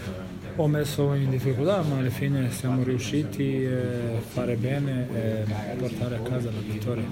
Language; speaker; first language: Italian; non-native, fluent; Bosnian